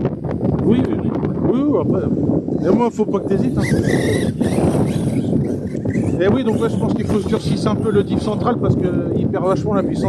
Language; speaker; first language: French; native; French